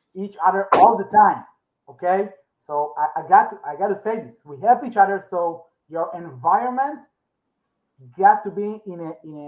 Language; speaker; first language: English; non-native, learner; Hebrew